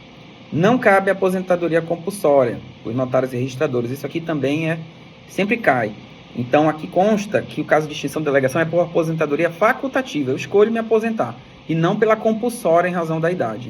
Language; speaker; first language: Portuguese; native; Portuguese